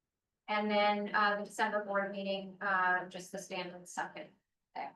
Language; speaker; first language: English; native; English